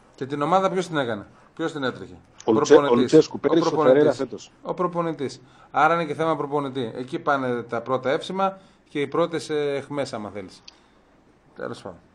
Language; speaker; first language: Greek; native; Greek